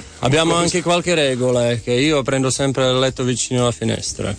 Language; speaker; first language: Italian; non-native, fluent; Czech